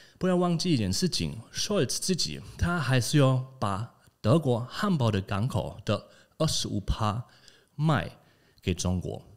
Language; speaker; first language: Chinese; non-native, fluent; German